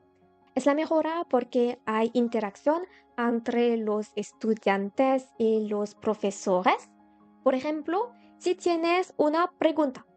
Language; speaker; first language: Spanish; non-native, learner; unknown